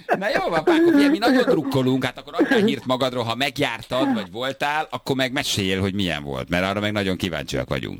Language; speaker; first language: Hungarian; native; Hungarian